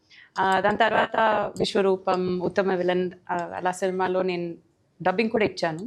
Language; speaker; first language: Telugu; non-native, fluent; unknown